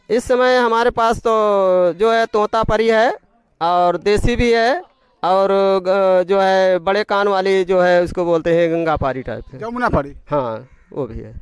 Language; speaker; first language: Hindi; native; Hindi